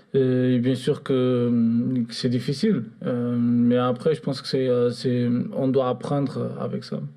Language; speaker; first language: French; non-native, fluent; Portuguese